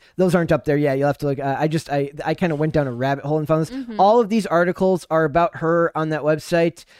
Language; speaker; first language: English; native; English